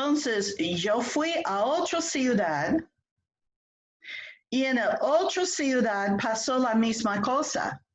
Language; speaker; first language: Spanish; non-native, fluent; English